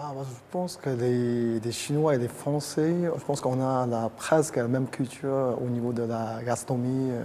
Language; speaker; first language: French; non-native, fluent; Chinese